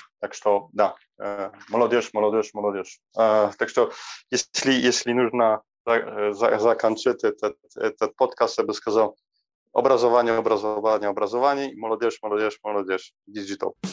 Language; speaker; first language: Russian; non-native, learner; Polish